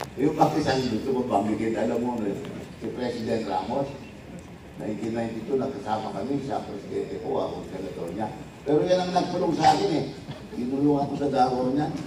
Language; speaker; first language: Filipino; non-native, local second language; Iloko